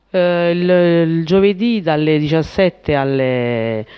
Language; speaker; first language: Italian; native; Italian